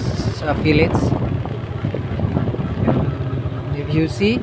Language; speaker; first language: English; non-native, learner; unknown